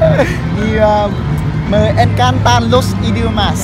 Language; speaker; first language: Spanish; non-native, learner; Vietnamese